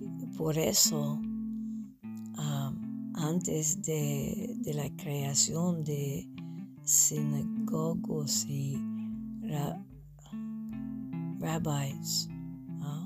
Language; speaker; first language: Spanish; non-native, fluent; English